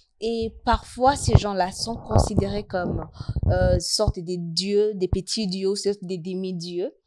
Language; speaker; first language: French; non-native, local second language; Rundi